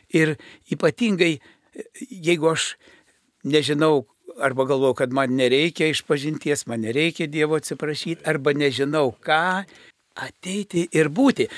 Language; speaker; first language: Lithuanian; native; Lithuanian